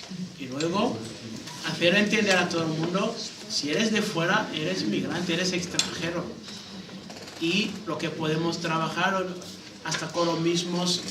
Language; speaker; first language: Spanish; non-native, fluent; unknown